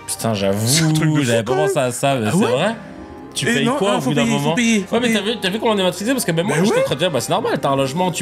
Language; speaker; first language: French; native; French